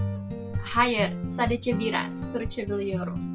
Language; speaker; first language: Turkish; non-native, learner; Indonesian